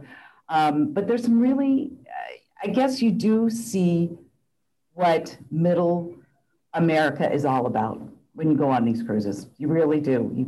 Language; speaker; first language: English; native; English